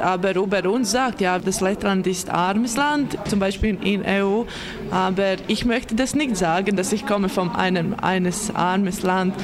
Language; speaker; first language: German; non-native, learner; Latvian